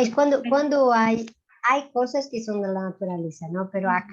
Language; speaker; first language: Spanish; non-native, fluent; Portuguese